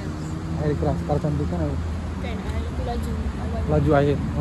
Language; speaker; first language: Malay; non-native, learner; Bangla